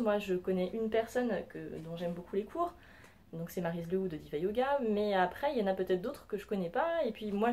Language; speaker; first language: French; native; French